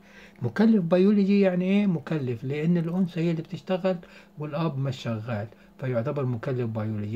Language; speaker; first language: Arabic; native; Arabic